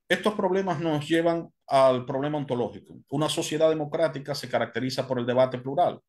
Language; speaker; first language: Spanish; native; Spanish